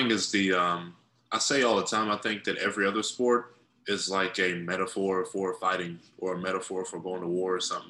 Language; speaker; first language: English; native; English